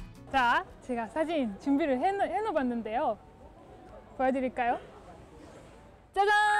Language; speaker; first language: Korean; non-native, fluent; French